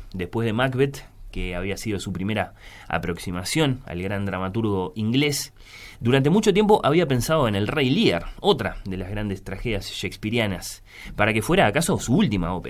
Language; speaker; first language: Spanish; native; Spanish